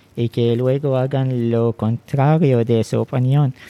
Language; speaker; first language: Spanish; non-native, fluent; Arabic